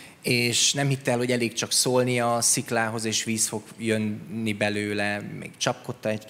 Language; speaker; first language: Hungarian; native; Hungarian